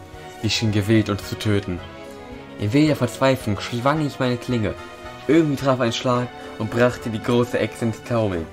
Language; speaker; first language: German; native; German